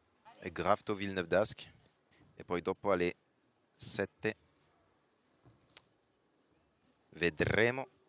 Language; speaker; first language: Italian; non-native, fluent; French